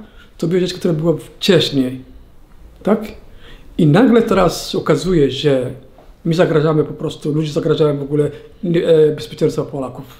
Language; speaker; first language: Polish; non-native, learner; Somali